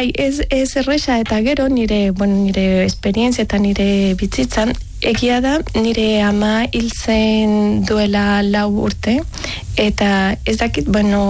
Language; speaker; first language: Basque; non-native, learner; Spanish